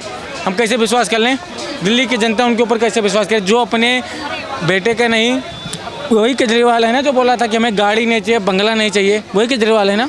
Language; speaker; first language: Hindi; native; Hindi